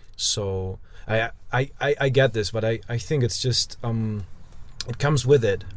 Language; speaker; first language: English; non-native, fluent; German